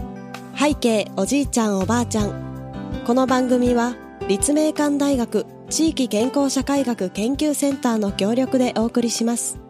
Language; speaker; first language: Japanese; native; Japanese